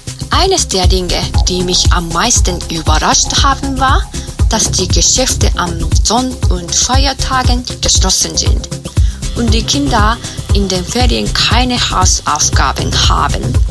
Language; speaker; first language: German; non-native, learner; Japanese